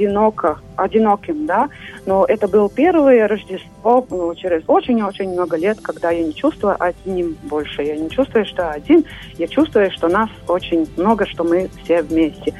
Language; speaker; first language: Russian; non-native, local second language; Latvian